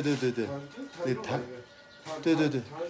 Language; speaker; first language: Chinese; non-native, fluent; Mongolian